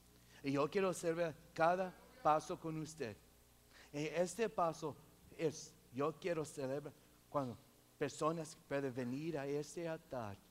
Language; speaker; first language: Spanish; non-native, local second language; English